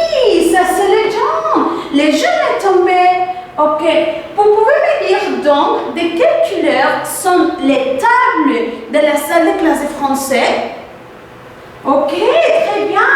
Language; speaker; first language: French; non-native, fluent; Spanish